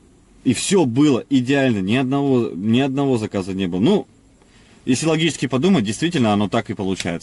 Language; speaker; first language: Russian; native; Russian